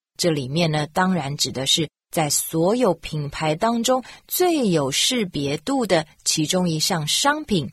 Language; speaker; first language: Chinese; native; Chinese